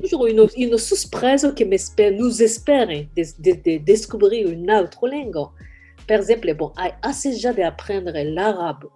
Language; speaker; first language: French; non-native, fluent; Japanese